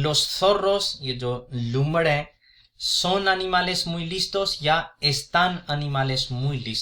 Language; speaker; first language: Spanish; non-native, fluent; Urdu